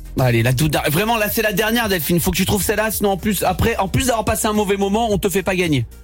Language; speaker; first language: French; native; French